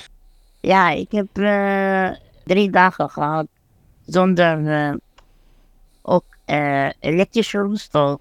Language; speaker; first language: Dutch; non-native, fluent; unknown